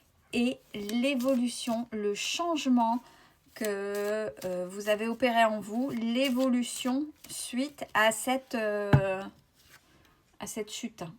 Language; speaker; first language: French; native; French